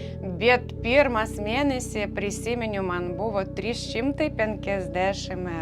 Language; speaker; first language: Lithuanian; non-native, learner; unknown